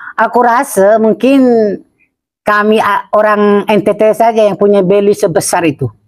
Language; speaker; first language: Indonesian; non-native, local second language; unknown